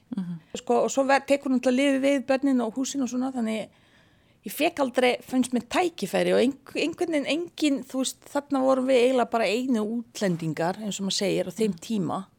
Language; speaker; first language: Icelandic; non-native, fluent; Bosnian